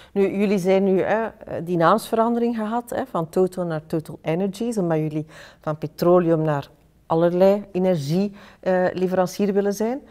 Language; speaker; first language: Dutch; native; Dutch